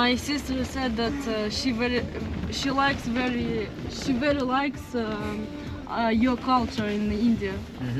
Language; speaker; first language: English; non-native, learner; Russian